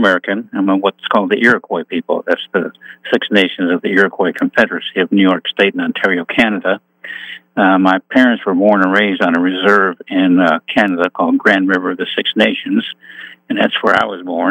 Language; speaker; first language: English; native; English